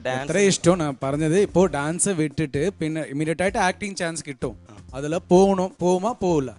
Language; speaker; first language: Malayalam; non-native, local second language; Tamil